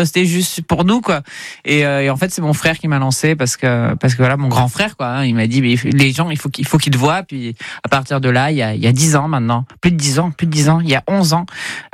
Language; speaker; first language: French; native; French